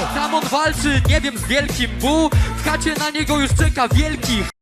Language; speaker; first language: Polish; native; Polish